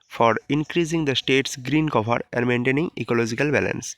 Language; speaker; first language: English; non-native, local second language; Bangla